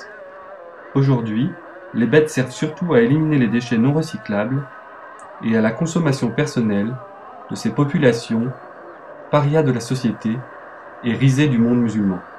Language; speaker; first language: French; native; French